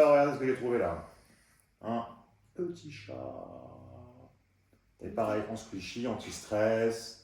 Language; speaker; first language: French; native; French